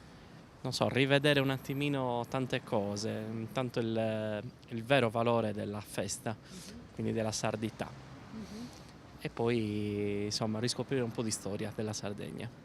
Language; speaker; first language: Italian; native; Italian